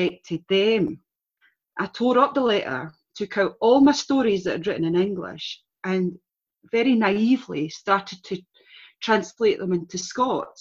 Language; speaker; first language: English; native; English